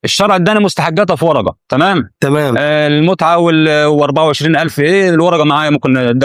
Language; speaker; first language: Arabic; native; Arabic